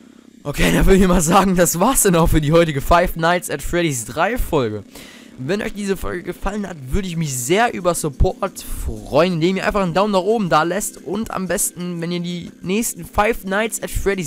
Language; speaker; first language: German; native; German